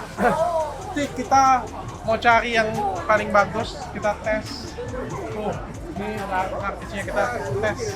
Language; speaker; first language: Indonesian; native; Indonesian